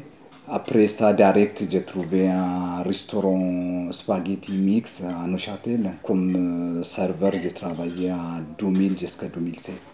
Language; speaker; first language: French; non-native, learner; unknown